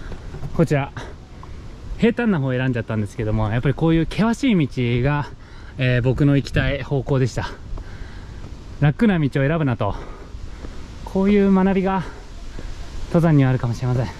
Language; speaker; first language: Japanese; native; Japanese